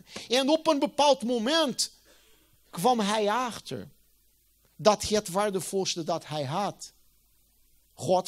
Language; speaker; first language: Dutch; non-native, fluent; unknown